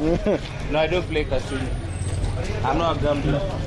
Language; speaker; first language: English; non-native, local second language; Swahili